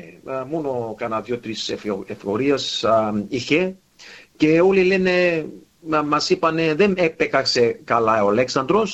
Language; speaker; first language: Greek; early bilingual, heritage; English